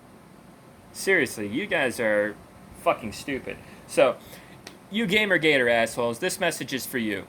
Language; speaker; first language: English; native; English